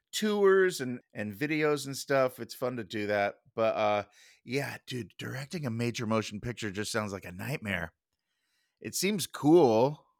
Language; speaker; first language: English; native; English